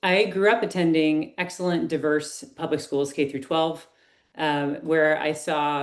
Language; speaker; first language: English; native; English